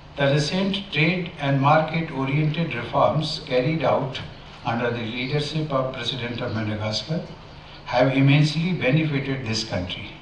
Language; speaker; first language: English; non-native, local second language; Hindi